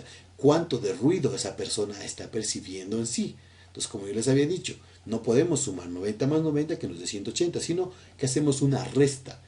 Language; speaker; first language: Spanish; native; Spanish